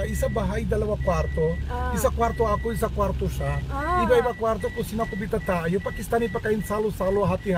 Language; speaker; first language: Filipino; non-native, learner; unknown